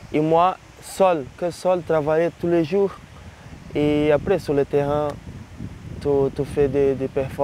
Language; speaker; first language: French; non-native, learner; Portuguese